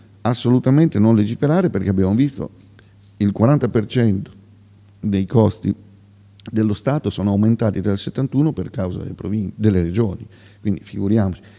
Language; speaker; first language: Italian; native; Italian